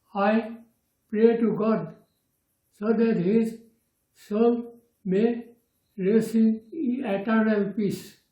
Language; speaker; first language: English; non-native, local second language; Assamese